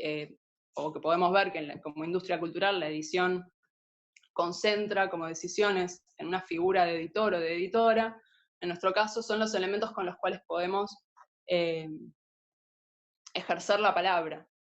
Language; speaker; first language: Spanish; native; Spanish